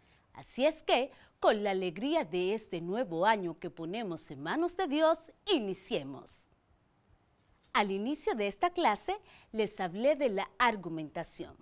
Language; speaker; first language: Spanish; native; Spanish